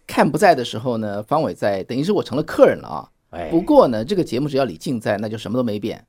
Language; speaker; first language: Chinese; native; Chinese